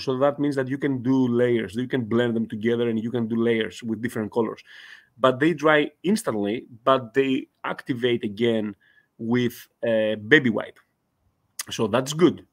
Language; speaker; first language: English; non-native, fluent; Greek